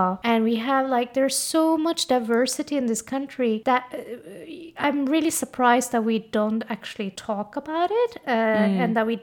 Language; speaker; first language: English; non-native, fluent; Norwegian